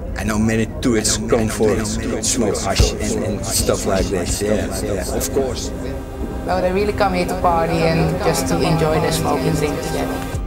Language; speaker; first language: English; native; English